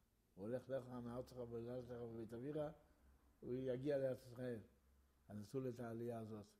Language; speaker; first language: Hebrew; early bilingual, other home language; Yiddish